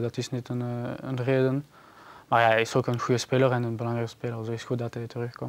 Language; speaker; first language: Dutch; non-native, learner; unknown